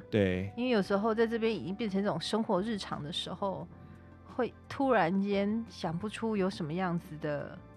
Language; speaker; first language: Chinese; non-native, local second language; Min Nan Chinese